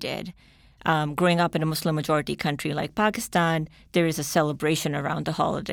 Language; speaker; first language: English; non-native, local second language; Urdu